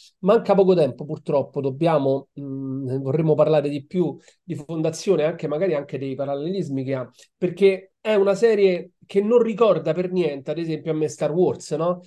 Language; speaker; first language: Italian; native; Italian